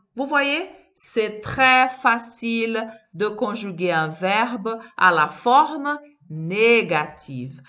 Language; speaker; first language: French; non-native, fluent; Portuguese